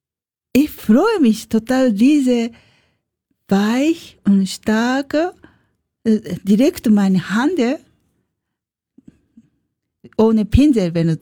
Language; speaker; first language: German; non-native, learner; Japanese